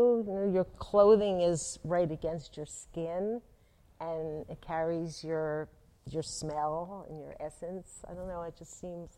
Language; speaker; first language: English; native; English